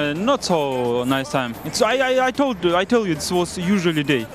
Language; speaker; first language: English; non-native, learner; Kyrgyz